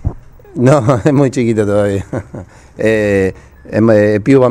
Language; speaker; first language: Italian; non-native, learner; Spanish